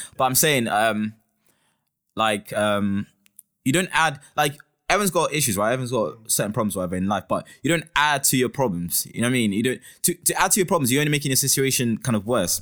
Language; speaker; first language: English; native; English